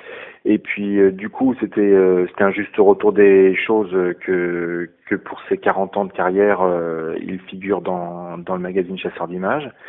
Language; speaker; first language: French; native; French